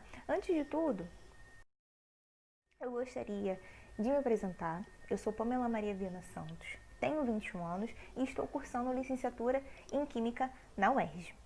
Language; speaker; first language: Portuguese; native; Portuguese